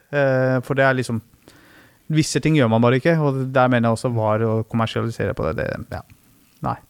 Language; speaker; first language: Norwegian; early bilingual, other home language; Persian